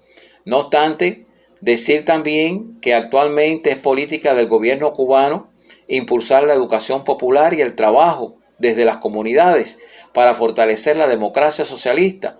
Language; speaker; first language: Spanish; native; Spanish